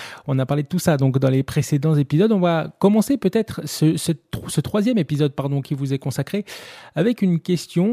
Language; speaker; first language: French; native; French